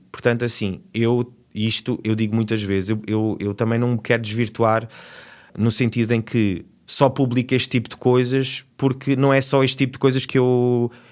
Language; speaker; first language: Portuguese; native; Portuguese